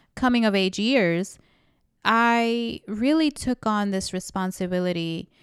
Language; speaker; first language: English; early bilingual, other home language; Spanish